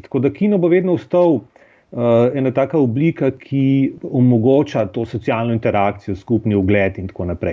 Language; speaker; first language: Slovenian; native; Slovenian